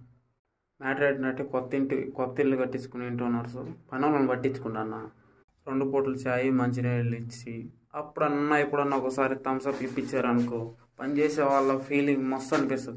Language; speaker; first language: Telugu; native; Telugu